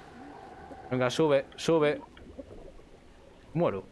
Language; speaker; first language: Spanish; native; Spanish